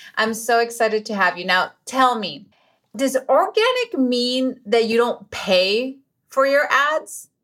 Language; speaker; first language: English; non-native, fluent; Spanish